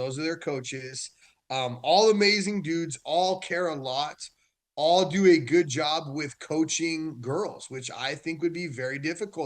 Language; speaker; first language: English; native; English